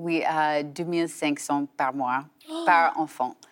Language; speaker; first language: French; non-native, learner; English